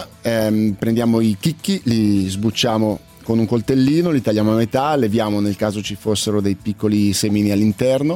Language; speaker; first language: Italian; native; Italian